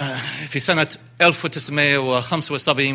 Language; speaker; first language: Arabic; non-native, learner; English